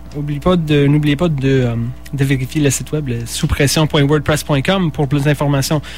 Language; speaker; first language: French; native; French